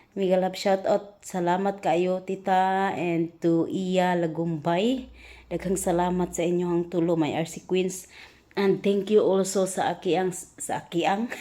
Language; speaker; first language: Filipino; non-native, local second language; Cebuano